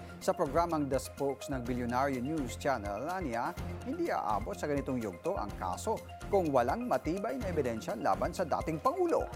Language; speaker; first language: Filipino; native; Filipino